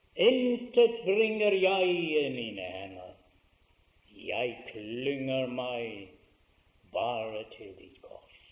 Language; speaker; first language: Norwegian; early bilingual, heritage; Norwegian